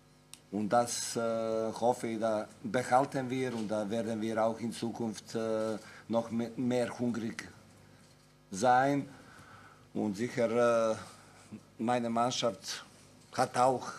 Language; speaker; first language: German; non-native, fluent; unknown